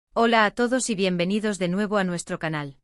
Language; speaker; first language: Spanish; native; Spanish